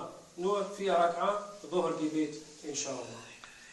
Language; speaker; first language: German; non-native, fluent; Arabic